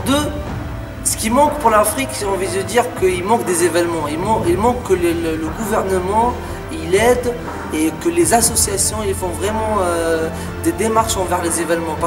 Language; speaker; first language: French; non-native, local second language; Arabic